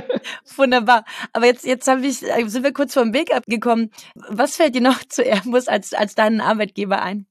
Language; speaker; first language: German; native; German